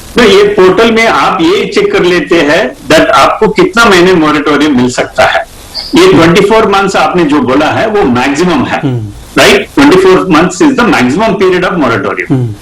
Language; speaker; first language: Hindi; non-native, local second language; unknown